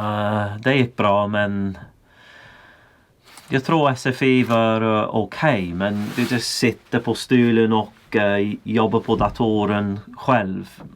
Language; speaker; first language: Swedish; non-native, learner; English